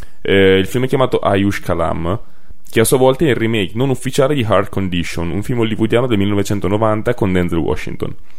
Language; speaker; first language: Italian; native; Italian